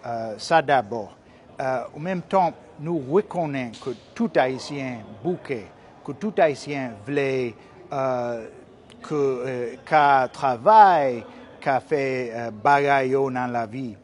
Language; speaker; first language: Haitian Creole; non-native, fluent; English